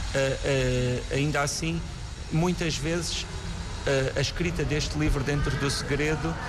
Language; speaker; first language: Portuguese; native; Portuguese